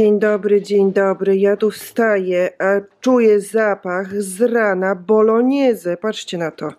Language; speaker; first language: Polish; native; Polish